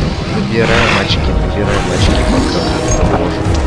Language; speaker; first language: Russian; native; Russian